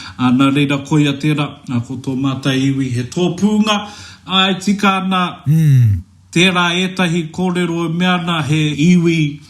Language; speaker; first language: Māori; native; Māori